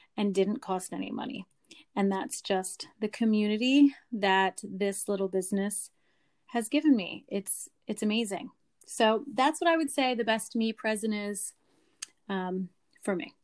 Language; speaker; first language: English; native; English